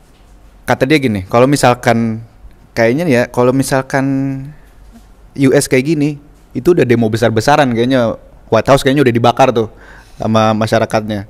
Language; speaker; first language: Indonesian; native; Indonesian